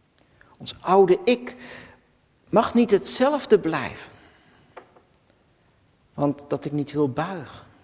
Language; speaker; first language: Dutch; native; Dutch